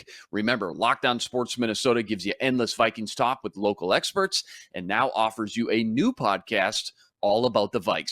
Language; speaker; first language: English; native; English